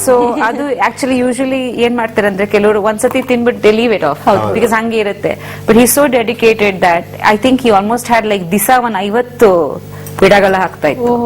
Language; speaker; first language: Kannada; non-native, fluent; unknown